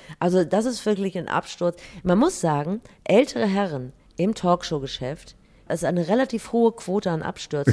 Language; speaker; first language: German; native; German